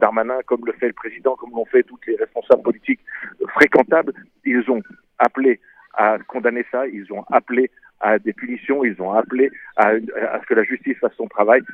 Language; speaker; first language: French; native; French